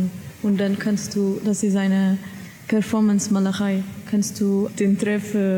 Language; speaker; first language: German; non-native, learner; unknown